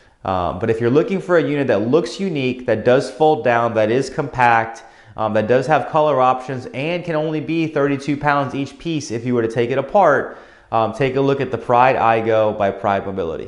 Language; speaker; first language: English; native; English